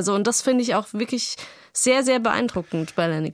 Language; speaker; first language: German; native; German